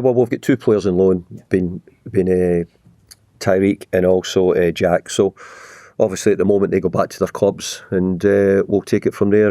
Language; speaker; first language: English; native; English